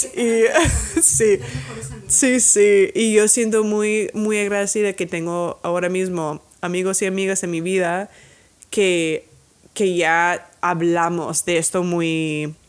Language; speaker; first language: Spanish; non-native, fluent; English